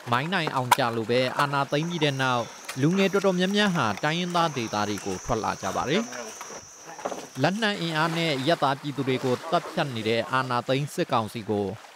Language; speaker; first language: Burmese; native; Burmese